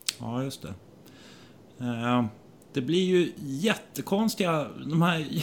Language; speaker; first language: Swedish; native; Swedish